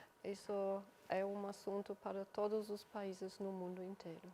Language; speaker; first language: Portuguese; non-native, fluent; German